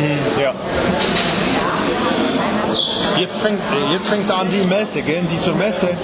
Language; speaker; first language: German; non-native, fluent; Czech